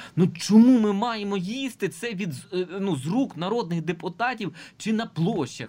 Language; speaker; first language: Ukrainian; non-native, local second language; Russian